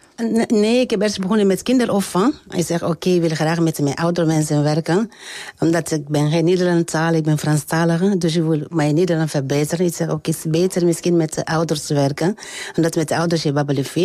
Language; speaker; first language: Dutch; non-native, learner; French